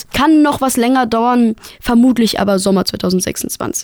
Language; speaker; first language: German; native; German